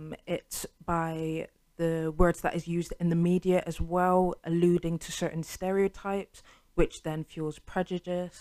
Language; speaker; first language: English; native; English